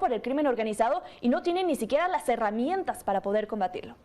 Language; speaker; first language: Spanish; native; Spanish